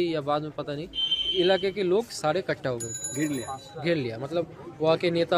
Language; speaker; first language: Hindi; non-native, local second language; Bangla